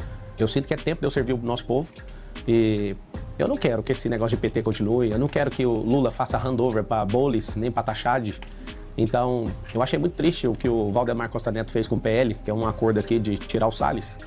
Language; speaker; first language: Portuguese; native; Portuguese